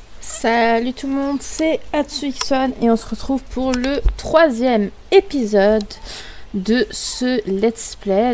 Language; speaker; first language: French; native; French